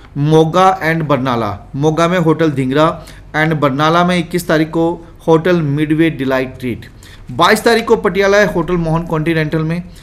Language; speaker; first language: Hindi; native; Hindi